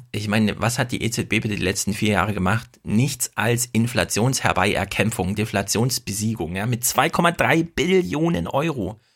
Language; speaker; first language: German; native; German